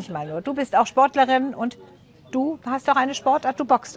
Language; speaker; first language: German; native; German